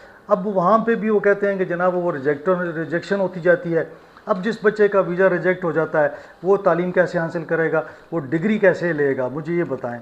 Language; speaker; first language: Urdu; native; Urdu